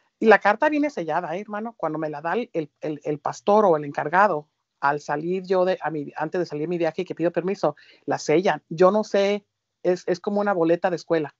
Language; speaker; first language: Spanish; early bilingual, heritage; Spanish